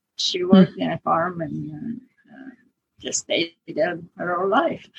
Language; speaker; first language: English; non-native, fluent; Italian